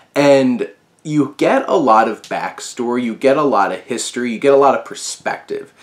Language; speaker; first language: English; native; English